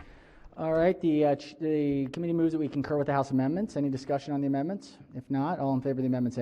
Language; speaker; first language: English; native; English